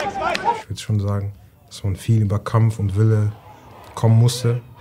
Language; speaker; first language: German; native; German